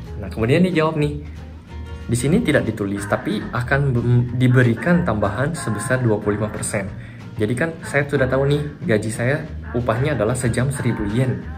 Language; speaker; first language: Indonesian; native; Indonesian